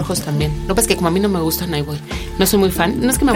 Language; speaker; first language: Spanish; native; Spanish